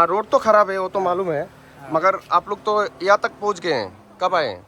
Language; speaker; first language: Hindi; non-native, local second language; Bangla